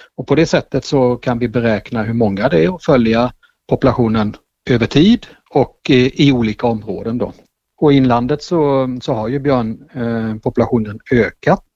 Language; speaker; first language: Swedish; native; Swedish